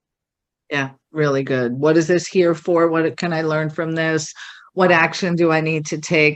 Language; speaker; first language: English; native; English